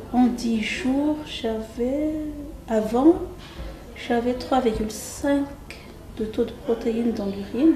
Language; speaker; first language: French; non-native, local second language; Malagasy